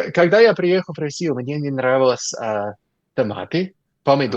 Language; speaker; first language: Russian; non-native, learner; English